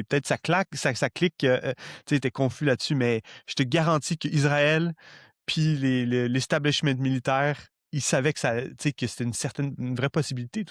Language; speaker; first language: French; native; French